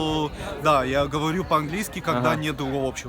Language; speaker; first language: Russian; early bilingual, other home language; Bulgarian